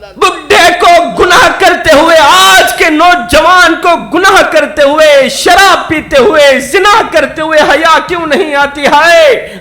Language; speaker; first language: Urdu; non-native, local second language; Saraiki